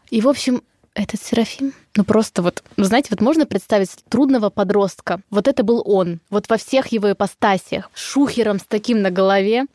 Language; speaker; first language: Russian; native; Russian